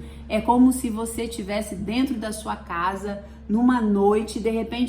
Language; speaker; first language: Portuguese; native; Portuguese